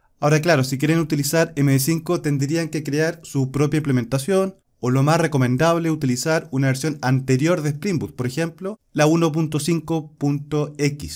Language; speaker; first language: Spanish; native; Spanish